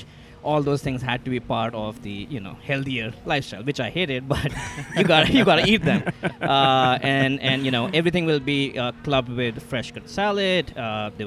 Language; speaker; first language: English; non-native, local second language; Hindi